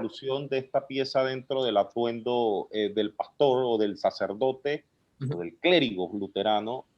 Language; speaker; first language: Spanish; native; Spanish